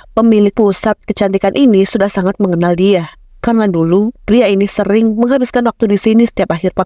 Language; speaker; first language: Indonesian; native; Indonesian